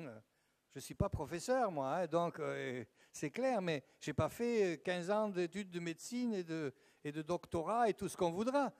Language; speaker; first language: French; native; French